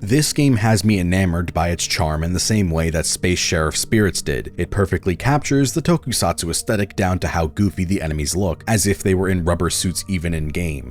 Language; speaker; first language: English; native; English